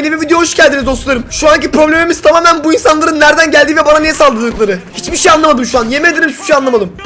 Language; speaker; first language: Turkish; native; Turkish